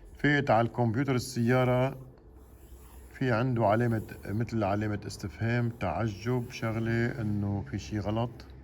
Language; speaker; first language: Arabic; native; Arabic